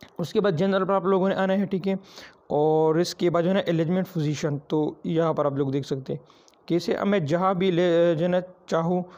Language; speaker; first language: Urdu; non-native, local second language; Pashto